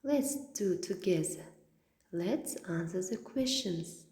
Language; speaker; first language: English; non-native, fluent; Kazakh